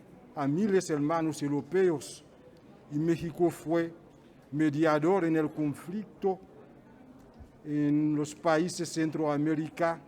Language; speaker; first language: Spanish; non-native, fluent; Haitian Creole